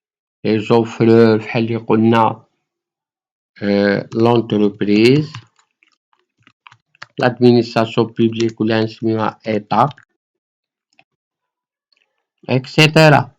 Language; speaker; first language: French; non-native, local second language; Arabic